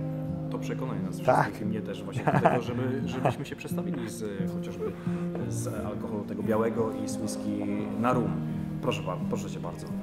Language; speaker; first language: Polish; native; Polish